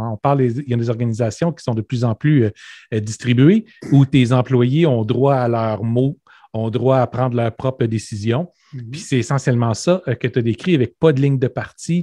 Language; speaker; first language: French; native; French